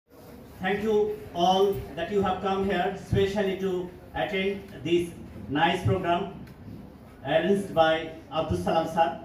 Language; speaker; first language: English; non-native, local second language; Bangla